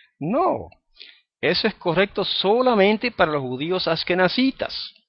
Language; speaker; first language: Spanish; native; Spanish